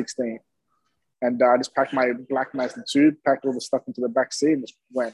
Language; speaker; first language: English; native; English